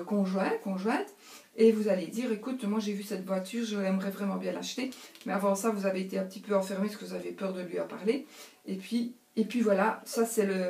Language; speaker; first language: French; native; French